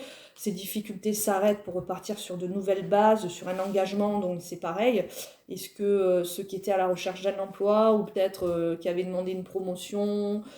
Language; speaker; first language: French; native; French